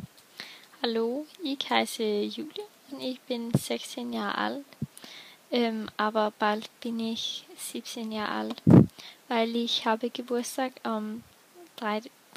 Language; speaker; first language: German; non-native, learner; Danish